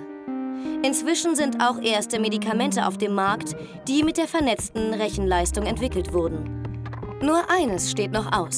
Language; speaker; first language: German; native; German